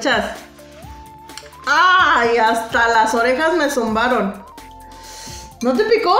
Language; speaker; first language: Spanish; native; Spanish